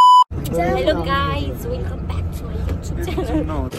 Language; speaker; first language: English; non-native, learner; Nepali